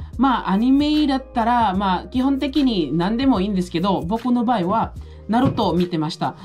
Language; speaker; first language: Japanese; non-native, fluent; Filipino